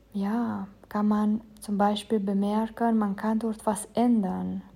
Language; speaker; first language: German; non-native, fluent; Romanian